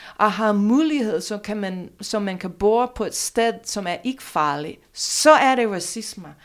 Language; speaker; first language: Danish; non-native, fluent; English